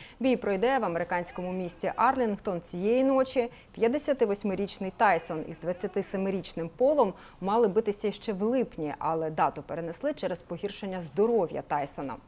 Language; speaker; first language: Ukrainian; native; Ukrainian